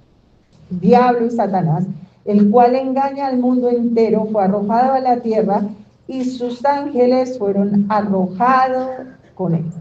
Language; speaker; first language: Spanish; native; Spanish